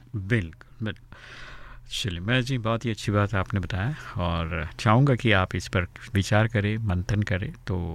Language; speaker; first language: Hindi; native; Hindi